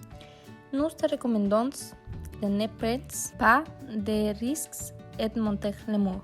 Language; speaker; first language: French; non-native, learner; Spanish